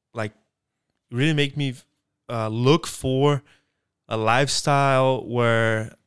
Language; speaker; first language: English; non-native, fluent; Portuguese